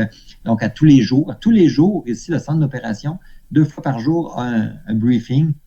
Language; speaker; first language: French; native; French